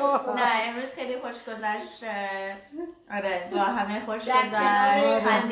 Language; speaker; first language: Persian; non-native, learner; English